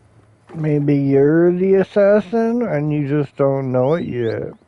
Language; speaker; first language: English; native; English